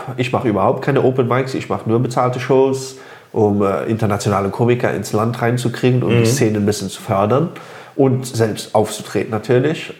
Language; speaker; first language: German; non-native, local second language; English